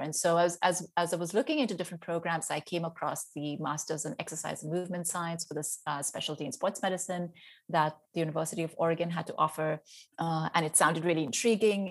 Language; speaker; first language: English; non-native, local second language; Hindi